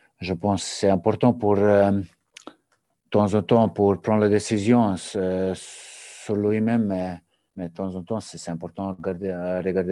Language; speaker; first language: French; non-native, learner; Serbian